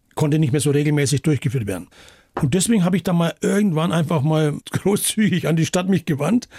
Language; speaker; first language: German; native; German